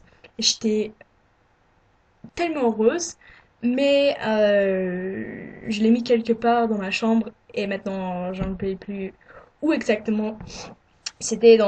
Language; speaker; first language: French; non-native, learner; English